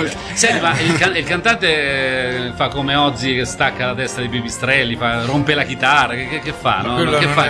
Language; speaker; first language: Italian; native; Italian